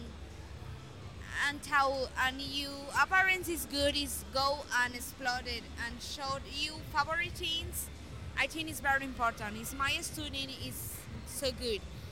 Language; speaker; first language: English; non-native, learner; Spanish